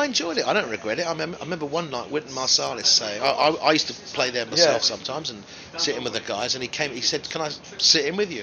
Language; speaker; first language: English; native; English